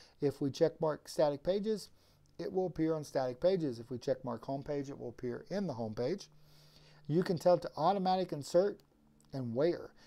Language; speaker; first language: English; native; English